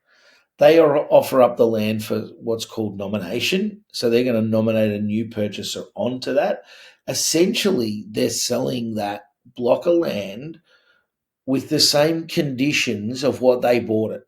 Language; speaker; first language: English; native; English